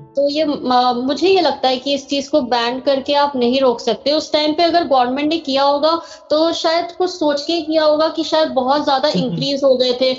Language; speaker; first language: Hindi; native; Hindi